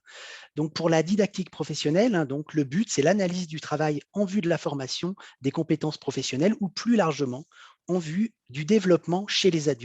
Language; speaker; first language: French; native; French